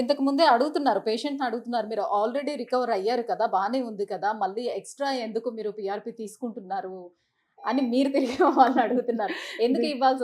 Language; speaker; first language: Telugu; native; Telugu